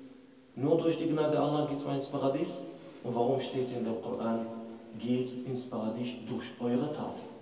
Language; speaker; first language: German; non-native, fluent; Arabic